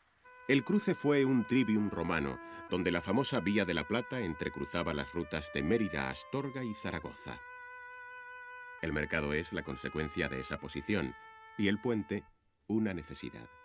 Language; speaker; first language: Spanish; native; Spanish